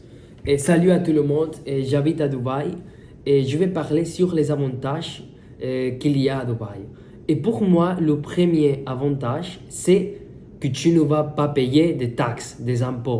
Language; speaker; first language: French; non-native, fluent; Spanish